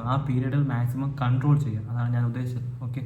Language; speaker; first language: Malayalam; native; Malayalam